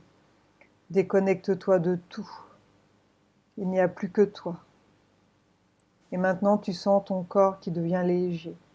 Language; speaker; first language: French; native; French